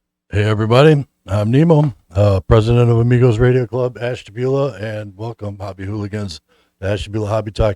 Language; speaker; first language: English; native; English